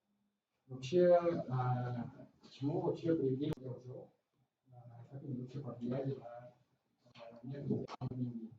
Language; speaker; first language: Russian; native; Russian